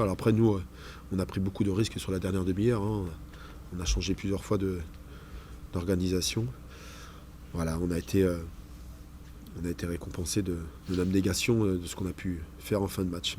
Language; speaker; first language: French; native; French